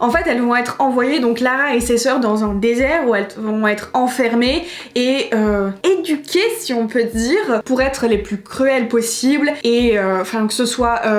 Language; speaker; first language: French; native; French